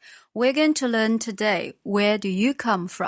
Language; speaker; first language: English; non-native, fluent; Chinese